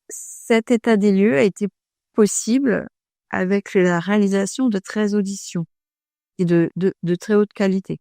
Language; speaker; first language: French; native; French